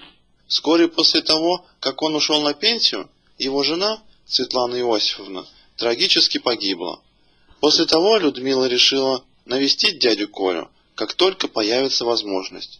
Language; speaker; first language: Russian; native; Russian